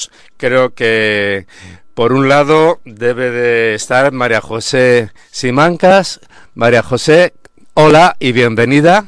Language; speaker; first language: Spanish; native; Spanish